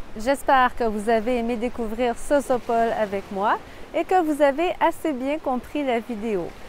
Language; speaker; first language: French; native; French